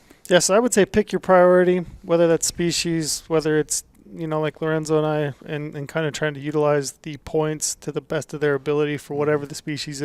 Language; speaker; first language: English; native; English